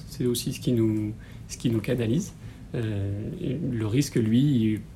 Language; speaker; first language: French; native; French